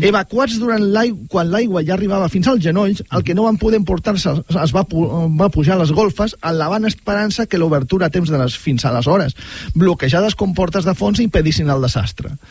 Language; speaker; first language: Catalan; native; Catalan